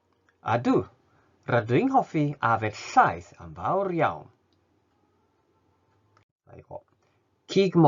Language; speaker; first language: Welsh; non-native, fluent; Japanese